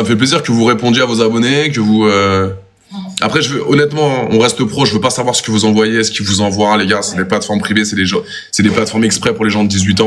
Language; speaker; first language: French; native; French